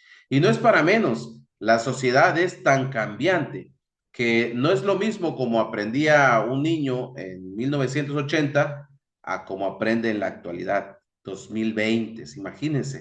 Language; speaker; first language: Spanish; native; Spanish